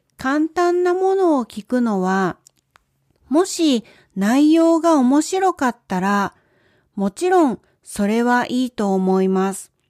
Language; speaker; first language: Japanese; native; Japanese